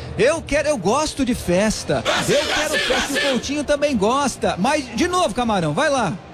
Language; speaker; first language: Portuguese; native; Portuguese